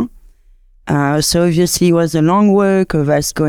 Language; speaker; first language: English; non-native, fluent; French